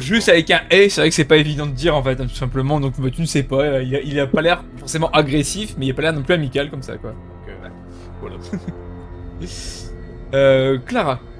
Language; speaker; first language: French; native; French